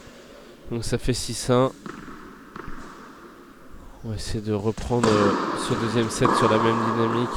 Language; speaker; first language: French; native; French